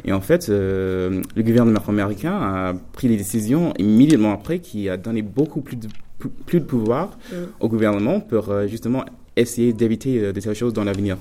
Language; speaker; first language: French; non-native, fluent; English